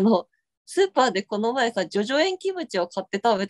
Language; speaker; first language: Japanese; native; Japanese